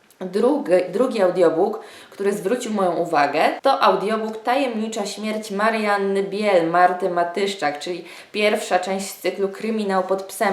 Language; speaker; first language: Polish; native; Polish